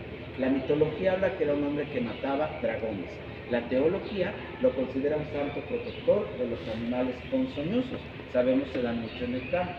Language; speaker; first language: Spanish; native; Spanish